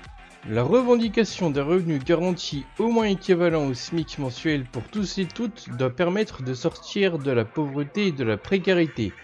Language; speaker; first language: French; native; French